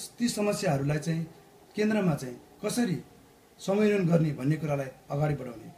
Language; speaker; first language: Nepali; native; Nepali